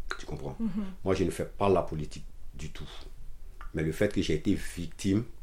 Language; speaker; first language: French; non-native, local second language; Dyula